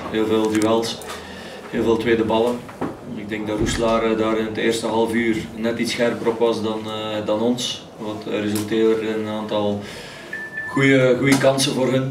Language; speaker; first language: Dutch; native; Dutch